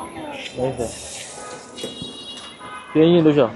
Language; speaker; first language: Chinese; non-native, learner; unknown